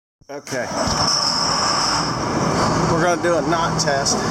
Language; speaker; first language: English; native; English